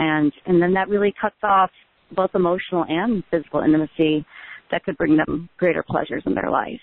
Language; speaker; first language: English; native; English